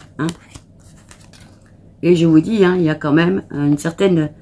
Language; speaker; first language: French; native; French